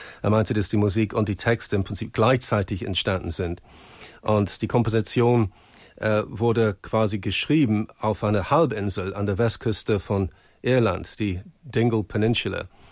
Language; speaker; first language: German; non-native, fluent; English